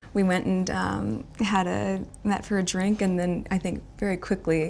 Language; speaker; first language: English; native; English